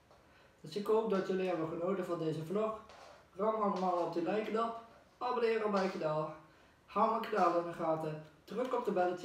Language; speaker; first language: Dutch; native; Dutch